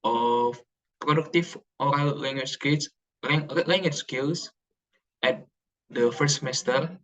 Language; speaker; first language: English; non-native, learner; Indonesian